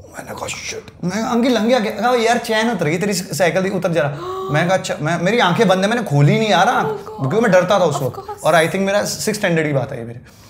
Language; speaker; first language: Hindi; native; Hindi